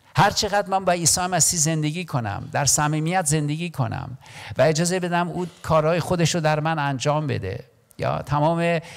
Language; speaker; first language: Persian; non-native, local second language; Armenian